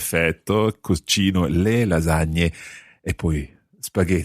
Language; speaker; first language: Italian; non-native, fluent; English